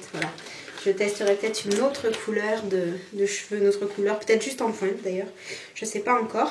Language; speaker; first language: French; native; French